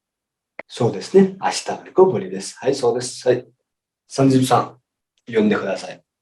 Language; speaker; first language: Japanese; non-native, fluent; Nepali